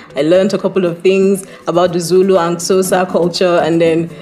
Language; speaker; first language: English; non-native, local second language; Hausa